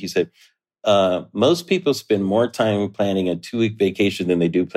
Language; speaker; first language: English; native; English